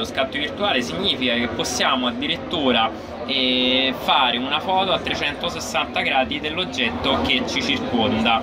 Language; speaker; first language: Italian; native; Italian